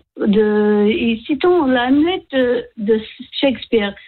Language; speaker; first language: French; non-native, learner; English